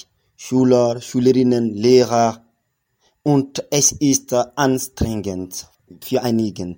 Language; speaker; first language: German; non-native, fluent; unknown